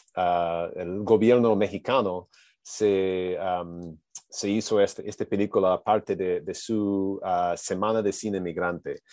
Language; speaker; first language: Spanish; non-native, learner; English